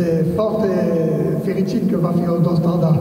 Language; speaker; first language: Romanian; non-native, learner; French